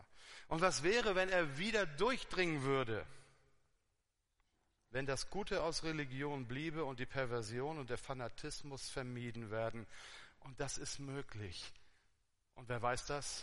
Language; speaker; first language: German; native; German